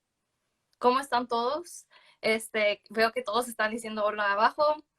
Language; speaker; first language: Spanish; early bilingual, other home language; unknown